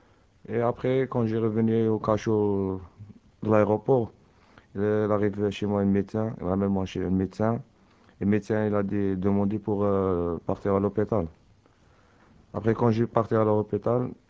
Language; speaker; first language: French; non-native, learner; Arabic